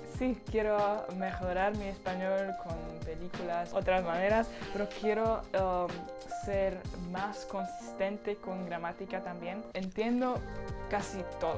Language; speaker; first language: Spanish; non-native, learner; Slovak